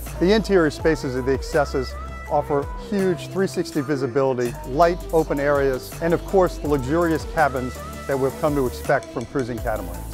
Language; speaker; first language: English; native; English